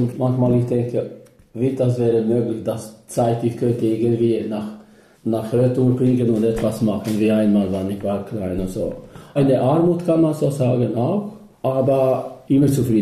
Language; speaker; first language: German; non-native, learner; Albanian